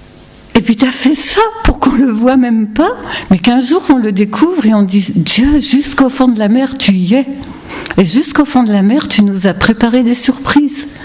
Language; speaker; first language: French; native; French